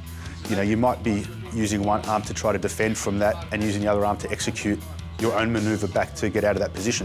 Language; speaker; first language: English; native; English